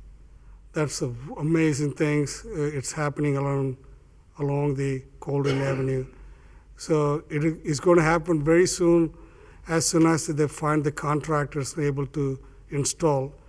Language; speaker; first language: English; non-native, fluent; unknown